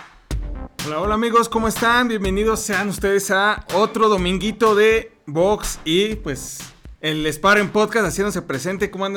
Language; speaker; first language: Spanish; native; Spanish